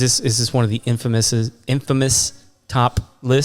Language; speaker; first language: English; native; English